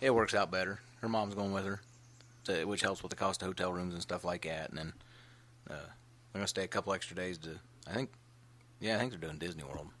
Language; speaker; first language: English; native; English